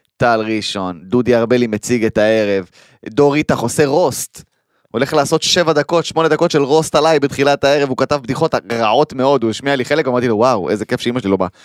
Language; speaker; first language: Hebrew; native; Hebrew